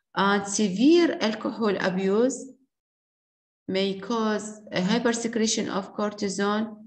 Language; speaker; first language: English; non-native, fluent; Arabic